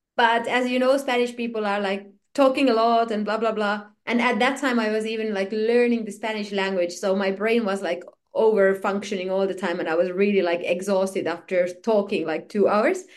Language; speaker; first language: English; non-native, fluent; Finnish